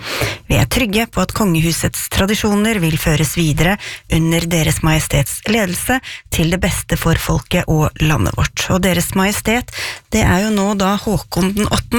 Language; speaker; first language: Norwegian; native; Norwegian